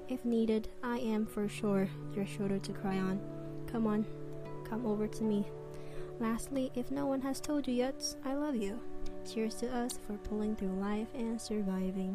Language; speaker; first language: English; non-native, fluent; Chinese